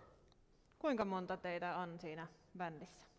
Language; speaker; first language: Finnish; non-native, local second language; Swedish